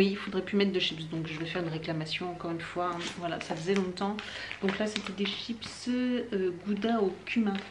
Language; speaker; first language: French; native; French